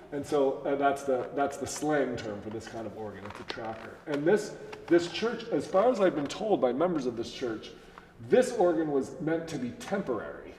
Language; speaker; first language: English; native; English